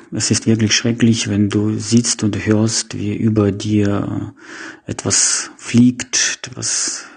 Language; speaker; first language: German; non-native, fluent; Ukrainian